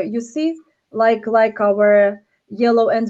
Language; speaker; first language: English; non-native, learner; Ukrainian